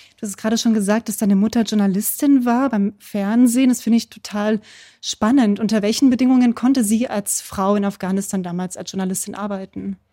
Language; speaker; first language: German; native; German